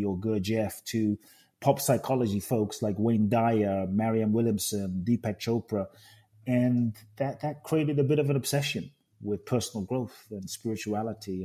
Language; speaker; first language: English; native; English